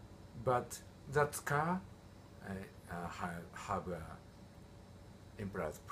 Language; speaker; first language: English; non-native, learner; Japanese